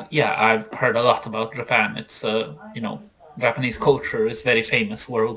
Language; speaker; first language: English; non-native, fluent; Serbian